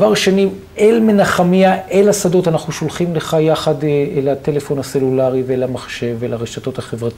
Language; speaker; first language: Hebrew; native; Hebrew